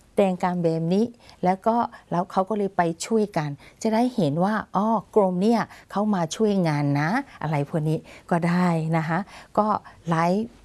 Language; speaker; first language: Thai; non-native, fluent; Burmese